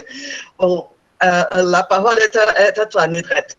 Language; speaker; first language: French; non-native, fluent; Portuguese